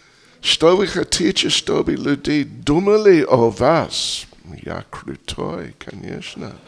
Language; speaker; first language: Russian; non-native, fluent; English